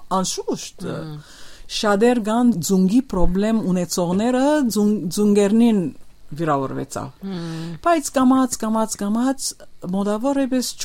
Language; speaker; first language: Armenian; early bilingual, heritage; Armenian